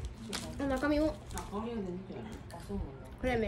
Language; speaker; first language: Japanese; early bilingual, heritage; English